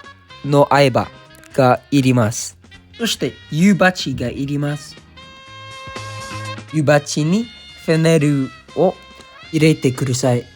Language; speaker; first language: Japanese; non-native, learner; English